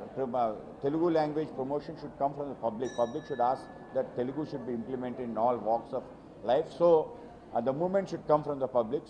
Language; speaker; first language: English; non-native, local second language; Telugu